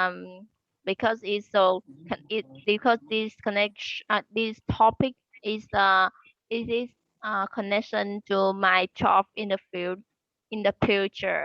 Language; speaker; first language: English; non-native, learner; Vietnamese